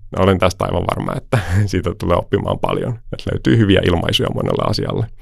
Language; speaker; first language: Finnish; early bilingual, heritage; Finnish